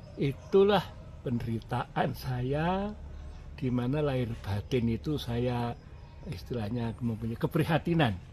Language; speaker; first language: Indonesian; non-native, local second language; Javanese